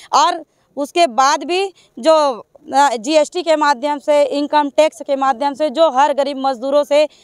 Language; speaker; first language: Hindi; native; Hindi